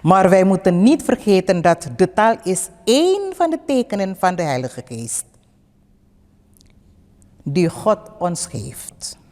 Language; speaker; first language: Dutch; early bilingual, other home language; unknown